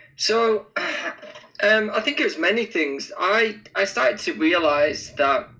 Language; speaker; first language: English; native; English